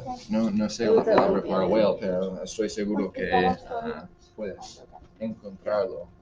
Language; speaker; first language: Spanish; non-native, fluent; English